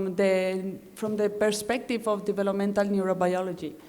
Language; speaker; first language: English; non-native, fluent; Spanish